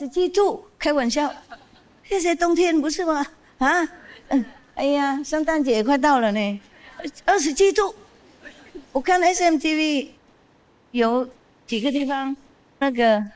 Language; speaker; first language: Chinese; non-native, fluent; Vietnamese